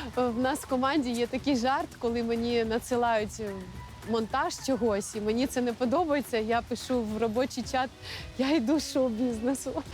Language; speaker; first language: Ukrainian; native; Ukrainian